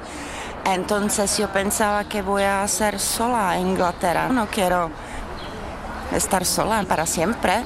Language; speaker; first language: Spanish; non-native, fluent; Czech